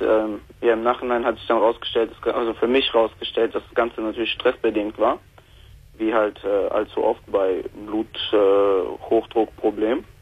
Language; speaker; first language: German; native; German